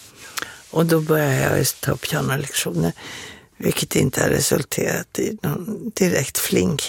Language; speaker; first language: Swedish; native; Swedish